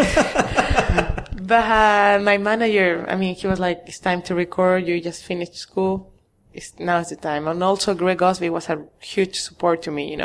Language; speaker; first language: English; non-native, fluent; Spanish